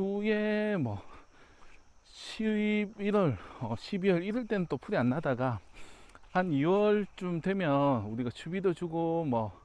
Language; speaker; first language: Korean; native; Korean